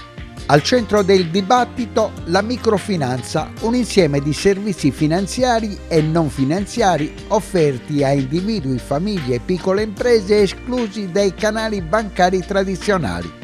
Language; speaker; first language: Italian; native; Italian